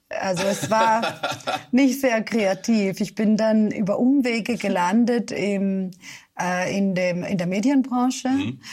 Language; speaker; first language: German; early bilingual, other home language; Serbian